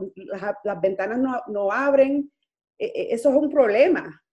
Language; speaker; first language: Spanish; early bilingual, heritage; Spanish